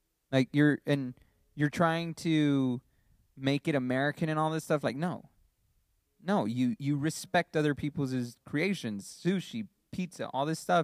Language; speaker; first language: English; native; English